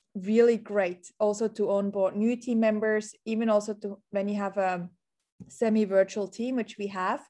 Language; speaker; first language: English; non-native, fluent; Swiss German